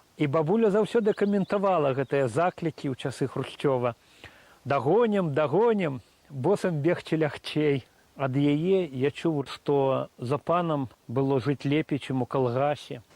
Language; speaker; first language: Belarusian; non-native, local second language; Russian